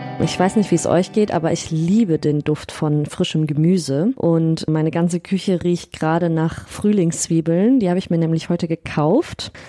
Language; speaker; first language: German; native; German